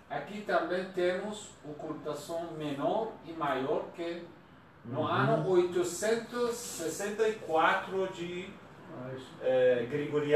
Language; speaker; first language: Portuguese; non-native, learner; Persian